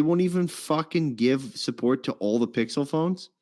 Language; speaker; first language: English; native; English